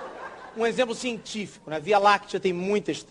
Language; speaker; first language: Portuguese; native; Portuguese